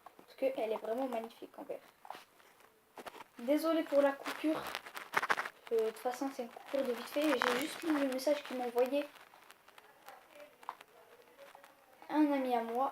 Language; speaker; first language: French; native; French